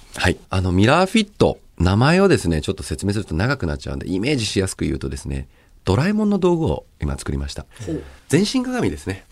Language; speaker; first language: Japanese; early bilingual, other home language; Chinese